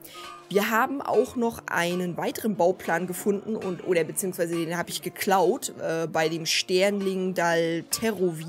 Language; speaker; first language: German; native; German